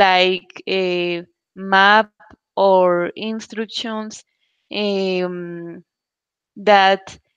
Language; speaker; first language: English; non-native, learner; Spanish